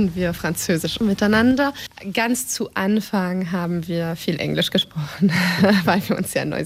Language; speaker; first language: German; native; German